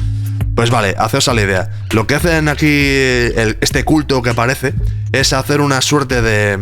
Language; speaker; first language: Spanish; native; Spanish